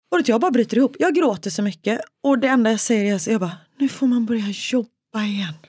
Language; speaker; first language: Swedish; native; Swedish